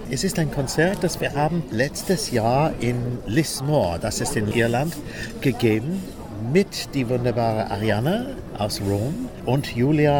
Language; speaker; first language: German; non-native, learner; English